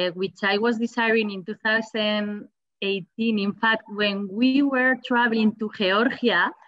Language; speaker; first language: English; non-native, fluent; Spanish